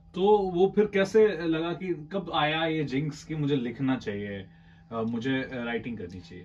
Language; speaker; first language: Hindi; native; Hindi